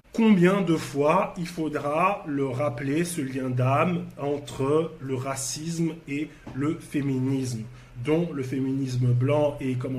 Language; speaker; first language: French; native; French